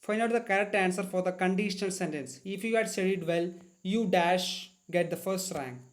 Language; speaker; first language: English; non-native, local second language; Malayalam